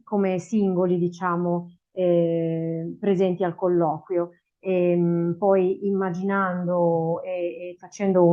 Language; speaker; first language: Italian; native; Italian